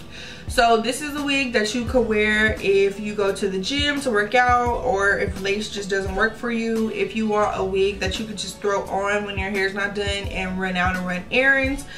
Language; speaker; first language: English; native; English